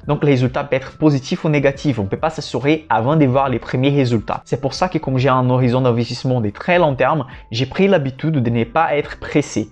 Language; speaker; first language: French; non-native, fluent; Portuguese